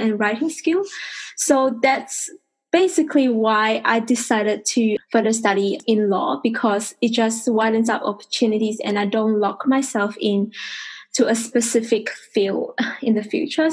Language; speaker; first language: English; non-native, local second language; Chinese